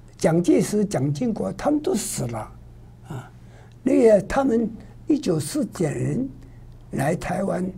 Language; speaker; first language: Chinese; non-native, local second language; Min Nan Chinese